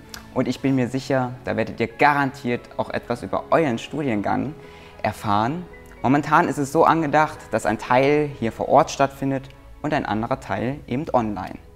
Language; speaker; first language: German; native; German